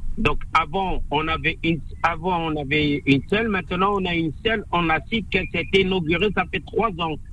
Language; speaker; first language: French; non-native, local second language; Arabic